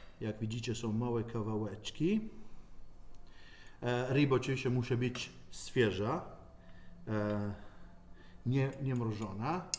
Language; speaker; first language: Polish; non-native, learner; Italian